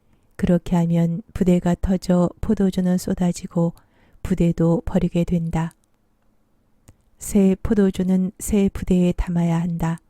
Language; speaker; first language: Korean; native; Korean